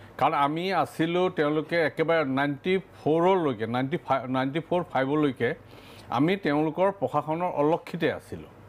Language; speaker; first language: Assamese; native; Assamese